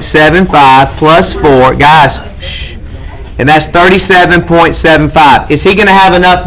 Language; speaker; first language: English; native; English